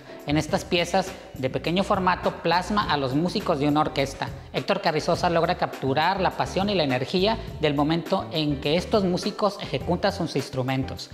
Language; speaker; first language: Spanish; native; Spanish